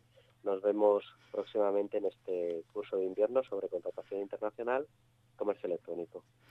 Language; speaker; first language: Spanish; native; Spanish